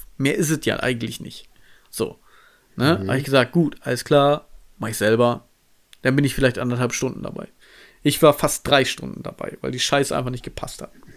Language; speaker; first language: German; native; German